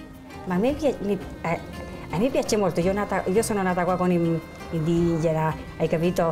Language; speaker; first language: Italian; early bilingual, heritage; Spanish